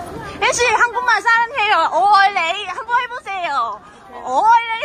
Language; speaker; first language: Korean; non-native, learner; Cantonese